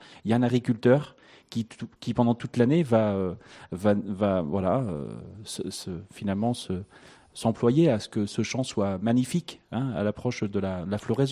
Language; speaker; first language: French; native; French